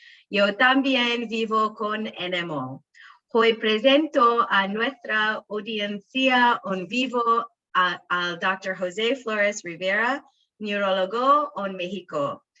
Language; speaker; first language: Spanish; non-native, learner; English